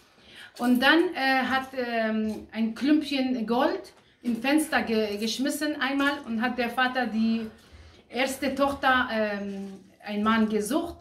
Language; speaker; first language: German; non-native, fluent; Aramaic